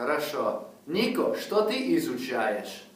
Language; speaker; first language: Russian; non-native, fluent; English